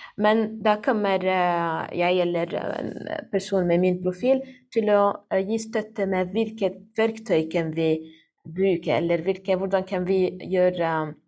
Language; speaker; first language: Norwegian; non-native, learner; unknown